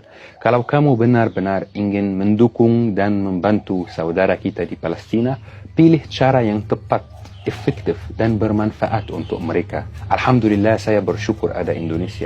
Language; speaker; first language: Indonesian; non-native, fluent; Arabic